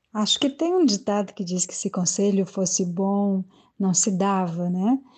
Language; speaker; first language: Portuguese; native; Portuguese